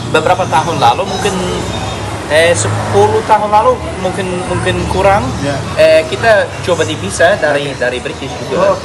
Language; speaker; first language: Indonesian; non-native, fluent; English